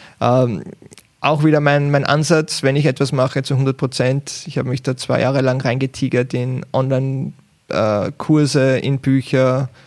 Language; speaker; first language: German; native; German